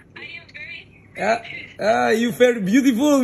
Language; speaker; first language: English; non-native, learner; Indonesian